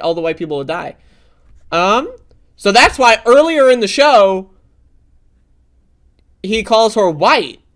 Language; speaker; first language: English; native; English